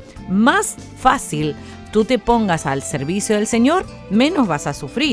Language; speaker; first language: Spanish; native; Spanish